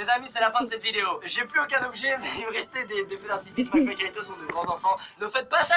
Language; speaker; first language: French; native; French